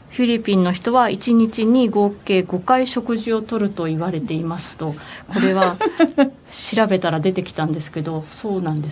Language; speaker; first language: Japanese; native; Japanese